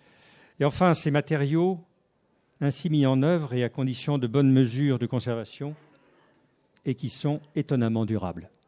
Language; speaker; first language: French; native; French